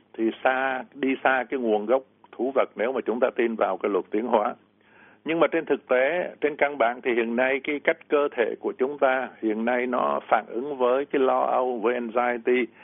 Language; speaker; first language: Vietnamese; native; Vietnamese